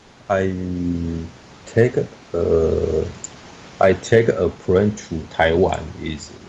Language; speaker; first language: English; non-native, learner; Chinese